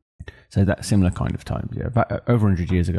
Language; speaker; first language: English; native; English